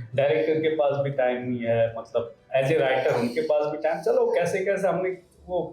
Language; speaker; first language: Hindi; non-native, local second language; Marathi